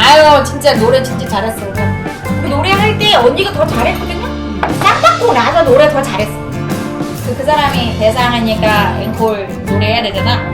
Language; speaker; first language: Korean; non-native, fluent; Vietnamese